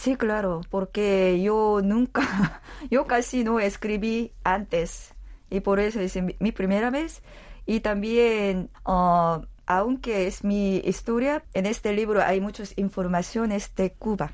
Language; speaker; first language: Spanish; non-native, learner; Korean